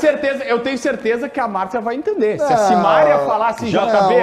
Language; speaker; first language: Portuguese; native; Portuguese